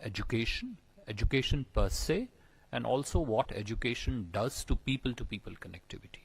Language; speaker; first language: English; non-native, local second language; Hindi